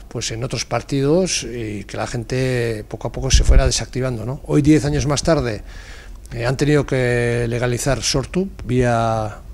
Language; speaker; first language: Spanish; native; Spanish